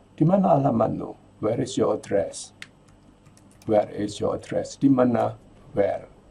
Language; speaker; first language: English; non-native, fluent; Indonesian